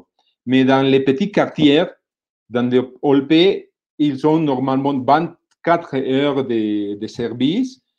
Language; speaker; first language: French; non-native, fluent; Spanish